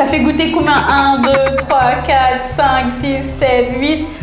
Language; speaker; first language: French; native; French